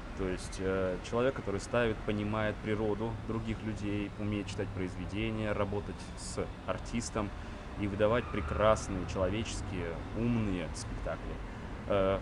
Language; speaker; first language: Russian; native; Russian